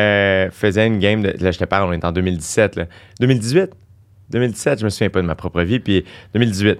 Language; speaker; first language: French; native; French